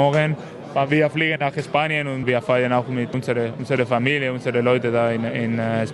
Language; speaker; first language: German; non-native, learner; Spanish